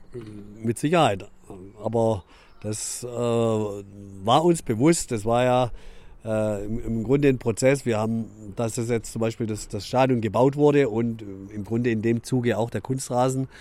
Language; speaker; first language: German; native; German